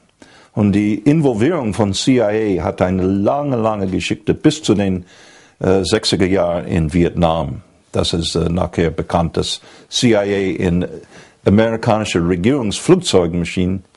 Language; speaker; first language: German; non-native, fluent; English